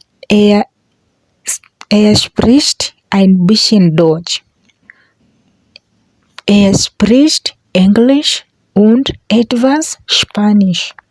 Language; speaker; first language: German; non-native, learner; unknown